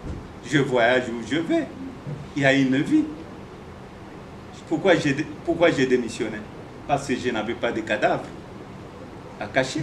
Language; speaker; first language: French; non-native, local second language; Swahili